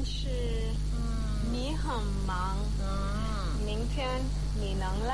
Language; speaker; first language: Chinese; non-native, learner; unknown